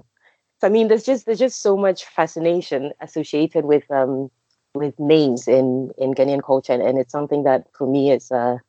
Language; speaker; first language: English; non-native, local second language; Akan